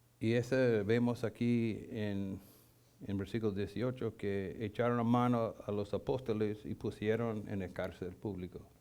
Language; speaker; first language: Spanish; non-native, fluent; English